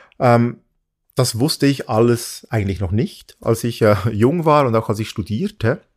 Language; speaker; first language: German; early bilingual, other home language; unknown